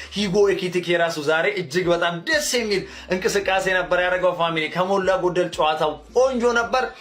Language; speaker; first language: Amharic; native; Amharic